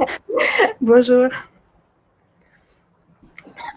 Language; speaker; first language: French; non-native, fluent; Romanian